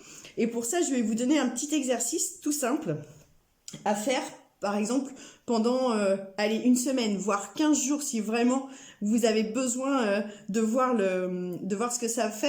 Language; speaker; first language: French; native; French